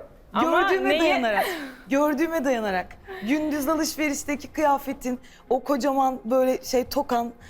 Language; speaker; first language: Turkish; native; Turkish